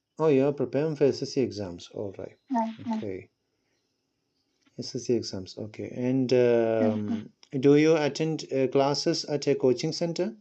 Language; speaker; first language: English; non-native, local second language; Malayalam